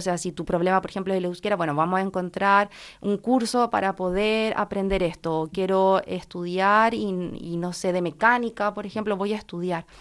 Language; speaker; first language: Spanish; native; Spanish